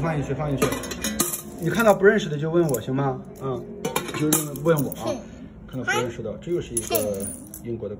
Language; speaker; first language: Chinese; native; Chinese